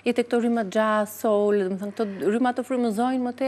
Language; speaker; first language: Albanian; native; Albanian